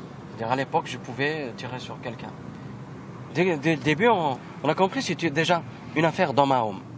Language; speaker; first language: French; non-native, local second language; Kabyle